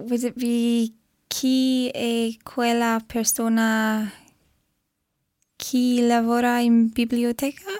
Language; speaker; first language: Italian; non-native, learner; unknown